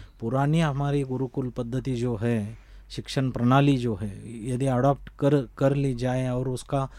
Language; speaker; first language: Hindi; non-native, local second language; Marathi